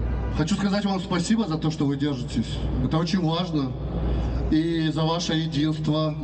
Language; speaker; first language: Russian; non-native, local second language; Chechen